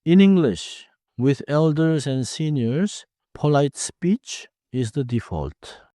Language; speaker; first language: English; non-native, fluent; Korean